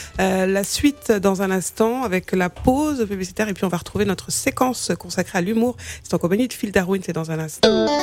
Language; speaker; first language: French; native; French